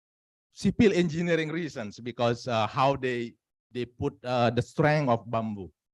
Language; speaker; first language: English; non-native, fluent; Indonesian